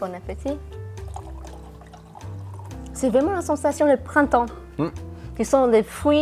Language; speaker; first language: French; non-native, fluent; Chinese